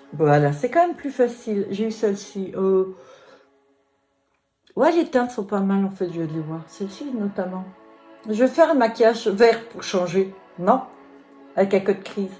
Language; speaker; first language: French; native; French